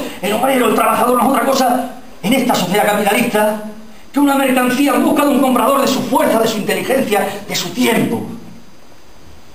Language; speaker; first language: Spanish; native; Spanish